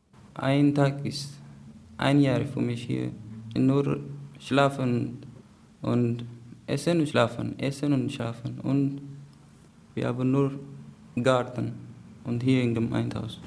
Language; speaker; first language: German; non-native, learner; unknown